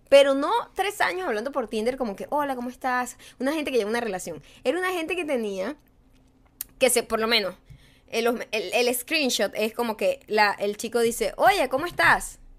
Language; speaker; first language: Spanish; native; Spanish